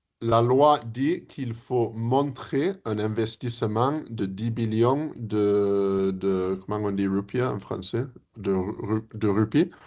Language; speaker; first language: French; early bilingual, heritage; English